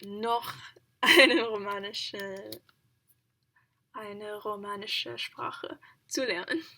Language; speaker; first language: German; non-native, learner; English